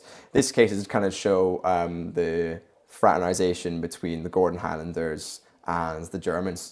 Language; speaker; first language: English; native; English